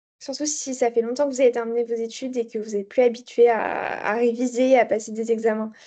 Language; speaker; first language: French; native; French